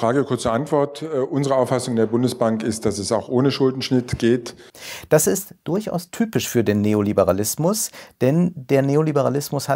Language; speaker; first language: German; native; German